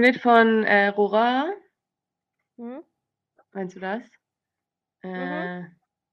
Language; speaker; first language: German; native; German